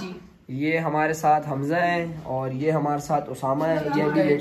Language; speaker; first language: Hindi; native; Hindi